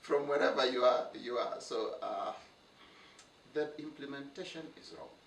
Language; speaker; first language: English; non-native, local second language; Luo (Kenya and Tanzania)